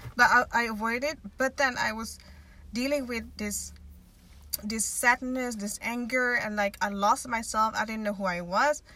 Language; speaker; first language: English; non-native, fluent; Dutch